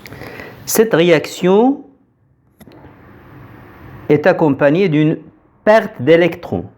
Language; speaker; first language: French; non-native, local second language; Arabic